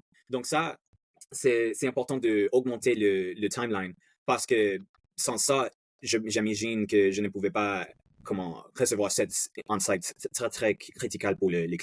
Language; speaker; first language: French; non-native, learner; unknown